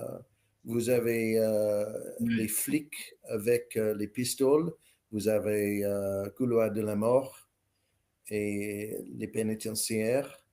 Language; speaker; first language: French; non-native, learner; English